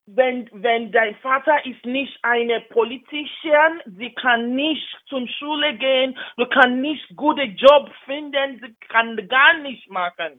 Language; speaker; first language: German; non-native, learner; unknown